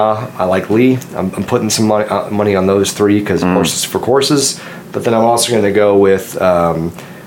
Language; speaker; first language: English; native; English